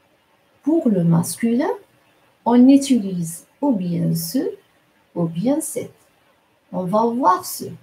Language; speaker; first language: French; non-native, local second language; Arabic